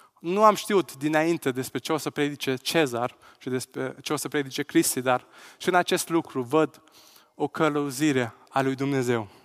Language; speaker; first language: Romanian; non-native, local second language; Hungarian